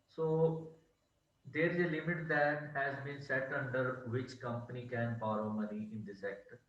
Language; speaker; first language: English; non-native, local second language; Punjabi